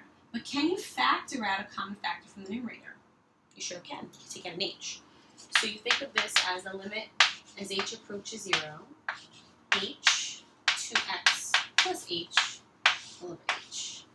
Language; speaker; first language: English; native; English